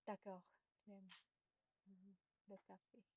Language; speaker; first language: French; non-native, learner; Chinese